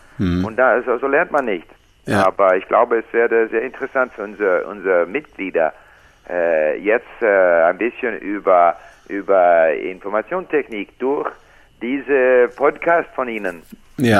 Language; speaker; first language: German; non-native, learner; English